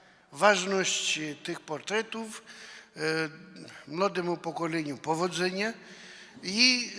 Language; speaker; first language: Polish; non-native, fluent; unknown